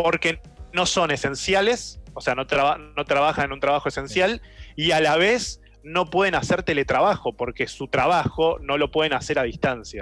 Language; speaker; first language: Spanish; native; Spanish